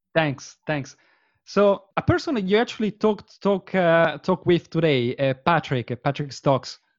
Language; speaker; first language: English; non-native, fluent; Italian